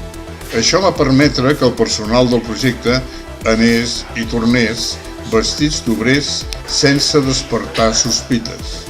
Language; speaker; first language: Catalan; native; Catalan